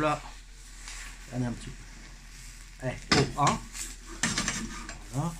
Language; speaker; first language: French; native; French